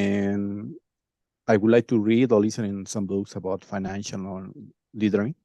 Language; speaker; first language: English; non-native, learner; Spanish